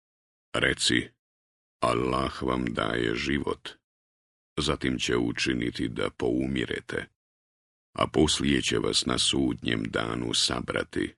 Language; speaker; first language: Croatian; native; Croatian